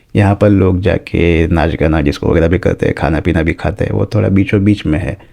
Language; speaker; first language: Hindi; native; Hindi